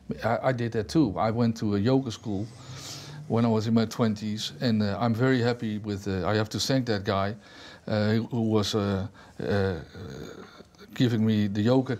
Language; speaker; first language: English; non-native, fluent; Dutch